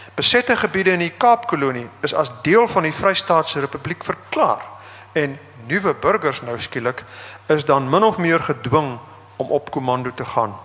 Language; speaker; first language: Afrikaans; native; Afrikaans